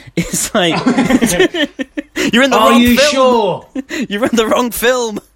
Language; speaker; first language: English; native; English